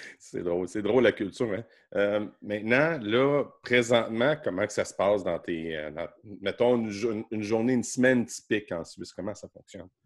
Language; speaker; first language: French; native; French